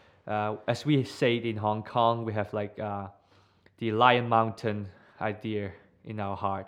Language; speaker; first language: English; non-native, local second language; Cantonese